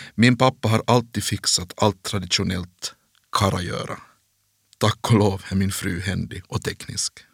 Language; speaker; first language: Swedish; native; Swedish